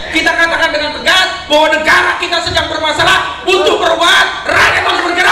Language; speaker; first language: Indonesian; native; Indonesian